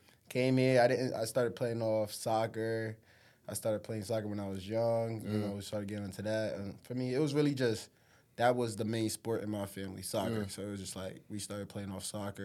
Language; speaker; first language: English; native; English